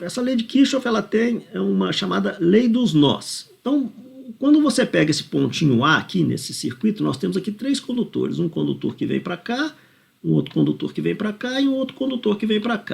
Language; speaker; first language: Portuguese; native; Portuguese